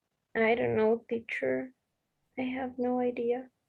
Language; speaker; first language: English; non-native, learner; Spanish